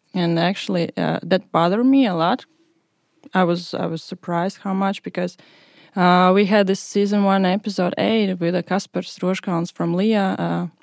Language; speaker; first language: English; non-native, fluent; Latvian